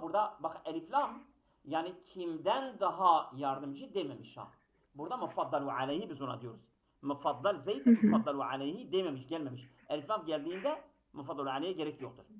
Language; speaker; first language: Turkish; native; Turkish